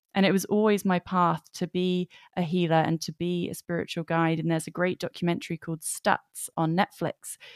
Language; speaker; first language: English; native; English